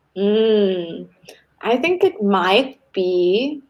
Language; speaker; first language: English; native; English